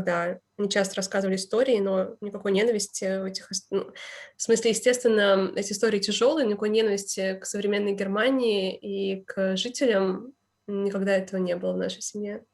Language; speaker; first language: Russian; native; Russian